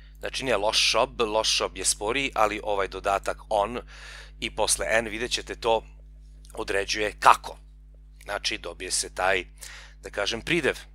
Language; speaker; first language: Serbian; non-native, local second language; Hungarian